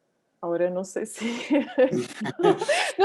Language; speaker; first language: Spanish; non-native, learner; Portuguese